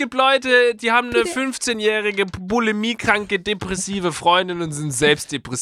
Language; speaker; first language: German; native; German